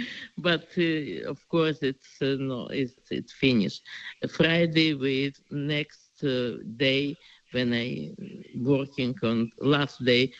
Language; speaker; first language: English; non-native, learner; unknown